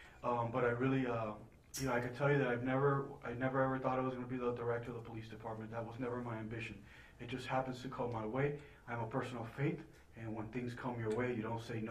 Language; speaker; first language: English; early bilingual, other home language; Spanish